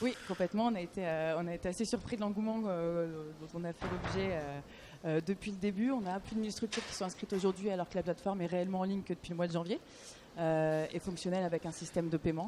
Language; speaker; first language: French; native; French